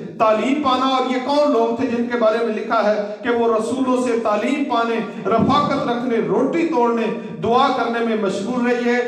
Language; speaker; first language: Urdu; non-native, local second language; Punjabi